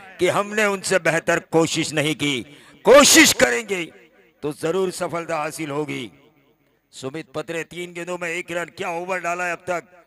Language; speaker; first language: Hindi; non-native, local second language; Marathi